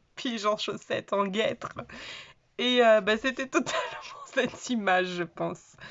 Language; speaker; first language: French; native; French